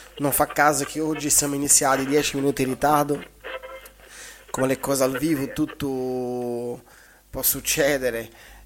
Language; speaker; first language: Italian; non-native, fluent; Portuguese